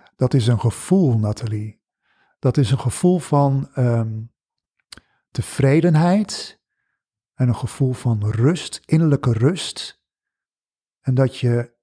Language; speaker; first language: Dutch; early bilingual, other home language; English